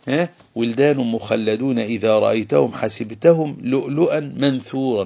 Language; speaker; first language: Arabic; native; Arabic